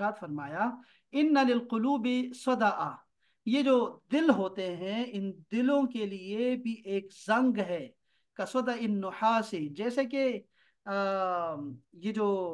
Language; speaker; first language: Urdu; native; Urdu